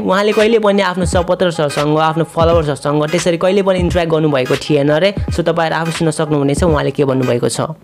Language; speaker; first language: Nepali; native; Nepali